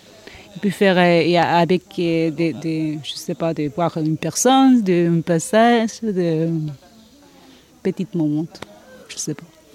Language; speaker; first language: French; non-native, learner; Spanish